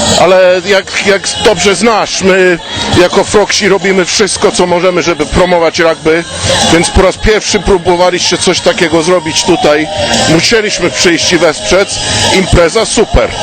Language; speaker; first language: Polish; non-native, fluent; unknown